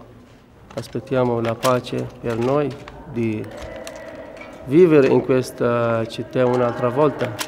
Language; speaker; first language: Italian; non-native, fluent; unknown